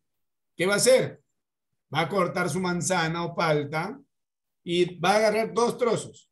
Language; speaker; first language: Spanish; native; Spanish